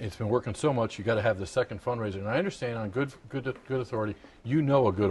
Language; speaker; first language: English; native; English